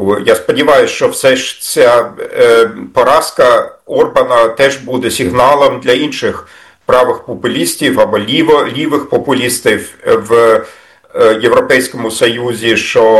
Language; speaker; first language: Ukrainian; non-native, fluent; German